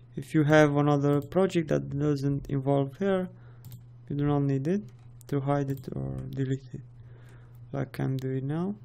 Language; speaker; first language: English; non-native, fluent; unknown